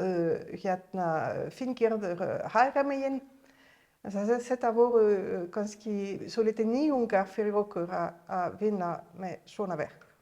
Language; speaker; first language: Icelandic; non-native, fluent; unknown